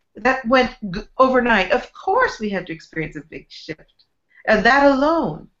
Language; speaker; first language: English; native; English